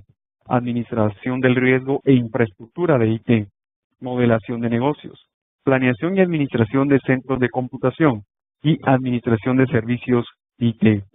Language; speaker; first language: Spanish; native; Spanish